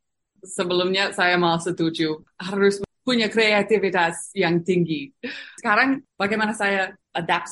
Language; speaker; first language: Indonesian; non-native, fluent; English